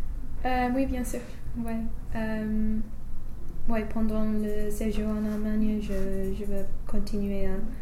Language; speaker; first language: French; non-native, fluent; English